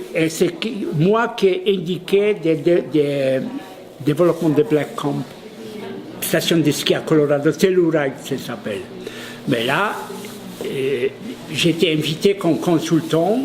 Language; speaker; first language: French; non-native, fluent; Polish